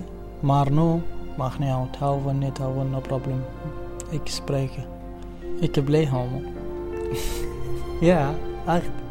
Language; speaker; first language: Dutch; non-native, learner; Arabic